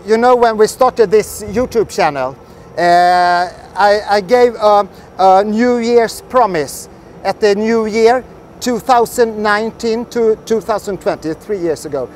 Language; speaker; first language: English; non-native, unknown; Swedish